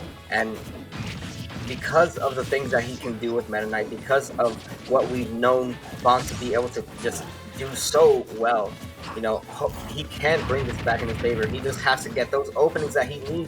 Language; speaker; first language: English; native; English